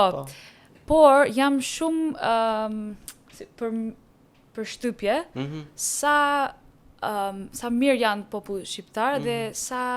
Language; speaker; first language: Albanian; non-native, learner; Persian